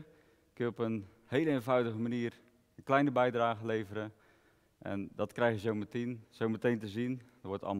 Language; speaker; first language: Dutch; native; Dutch